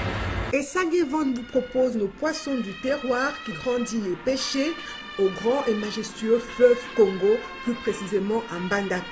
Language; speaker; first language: French; non-native, local second language; Lingala